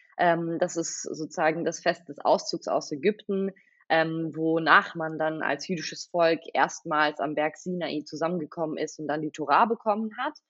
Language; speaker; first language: German; native; German